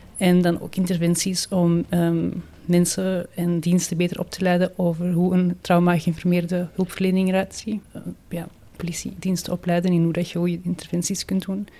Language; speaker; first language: Dutch; native; Dutch